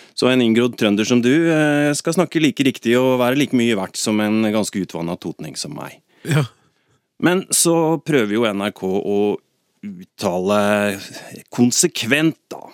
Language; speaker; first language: Norwegian; native; Norwegian